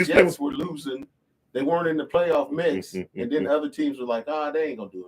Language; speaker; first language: English; native; English